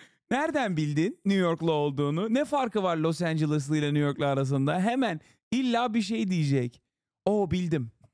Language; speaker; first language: Turkish; native; Turkish